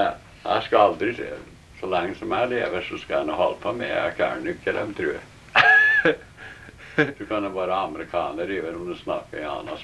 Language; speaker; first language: Norwegian; early bilingual, heritage; Norwegian